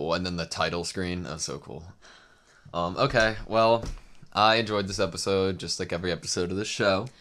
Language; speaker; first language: English; native; English